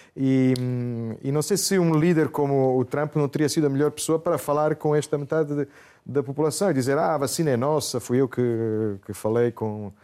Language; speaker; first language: Portuguese; non-native, fluent; Italian